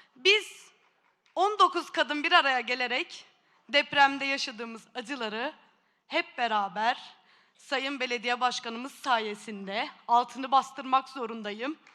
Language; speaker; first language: Turkish; native; Turkish